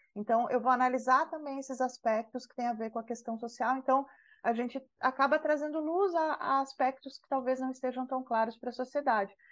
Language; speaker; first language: Portuguese; native; Portuguese